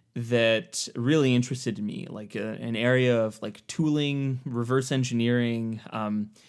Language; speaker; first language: English; native; English